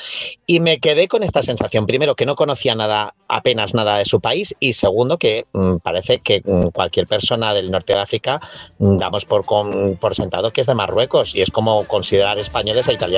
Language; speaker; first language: Spanish; native; Spanish